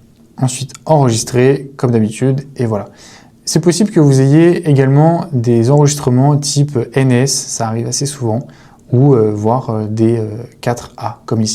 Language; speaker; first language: French; native; French